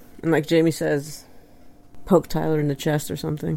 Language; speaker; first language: English; native; English